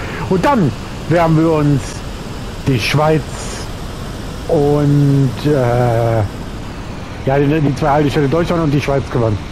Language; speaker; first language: German; native; German